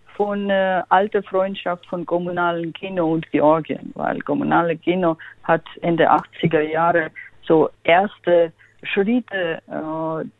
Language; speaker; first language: German; non-native, fluent; Georgian